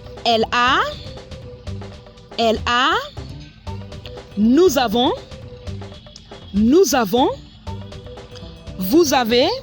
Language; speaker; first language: French; non-native, fluent; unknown